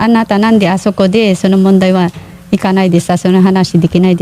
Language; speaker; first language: Japanese; non-native, learner; Filipino